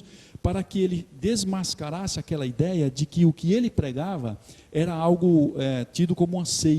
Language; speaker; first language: Portuguese; native; Portuguese